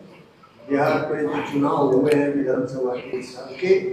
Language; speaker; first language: Hindi; native; Hindi